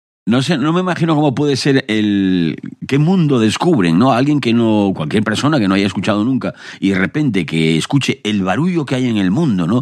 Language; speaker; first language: Spanish; native; Spanish